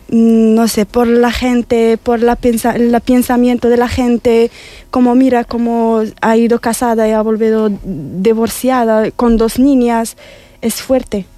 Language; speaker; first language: Spanish; non-native, learner; Arabic